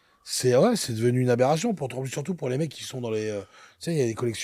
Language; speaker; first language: French; native; French